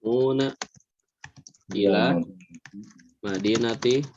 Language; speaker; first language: Arabic; non-native, fluent; Indonesian